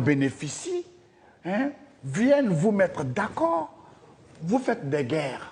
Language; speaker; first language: French; non-native, local second language; Dyula